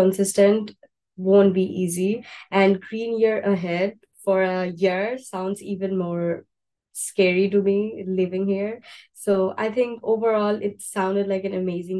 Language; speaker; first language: English; non-native, local second language; Bangla